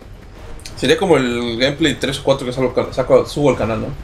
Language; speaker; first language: Spanish; native; Spanish